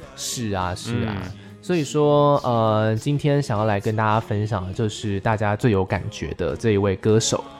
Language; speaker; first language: Chinese; native; Chinese